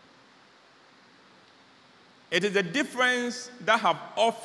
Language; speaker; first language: English; non-native, local second language; Akan